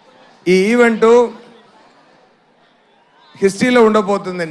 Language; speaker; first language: Telugu; non-native, learner; Tamil